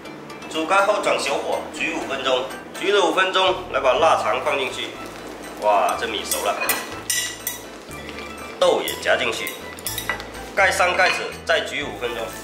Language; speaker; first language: Chinese; non-native, local second language; Min Nan Chinese